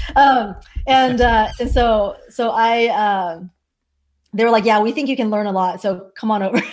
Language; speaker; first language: English; early bilingual, other home language; Chinese